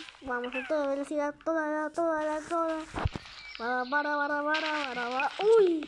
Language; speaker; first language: Spanish; early bilingual, heritage; Spanish